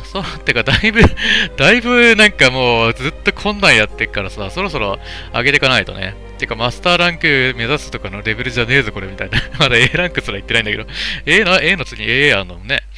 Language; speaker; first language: Japanese; native; Japanese